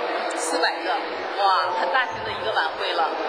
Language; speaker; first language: Chinese; native; Chinese